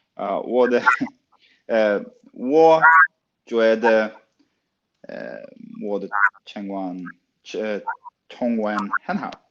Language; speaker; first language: Chinese; non-native, learner; Swedish